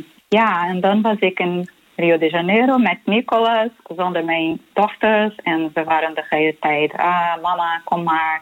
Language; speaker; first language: Dutch; non-native, learner; Portuguese